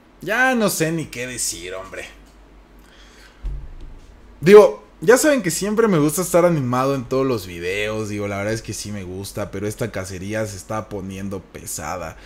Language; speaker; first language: Spanish; native; Spanish